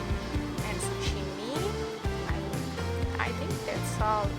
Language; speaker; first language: English; non-native, fluent; Portuguese